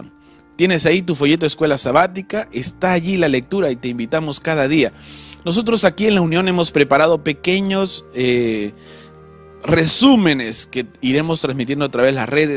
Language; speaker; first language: Spanish; native; Spanish